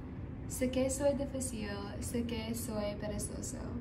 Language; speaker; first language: Spanish; non-native, learner; English